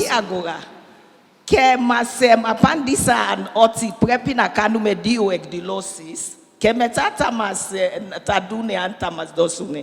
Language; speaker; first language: Greek; non-native, learner; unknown